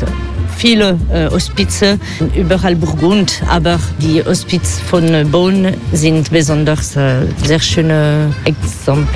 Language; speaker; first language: German; non-native, fluent; French